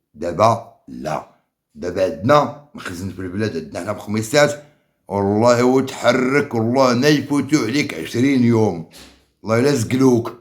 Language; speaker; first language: Arabic; native; Arabic